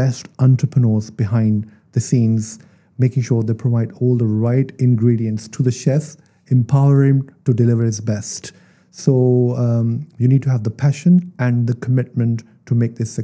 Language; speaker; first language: English; non-native, local second language; Urdu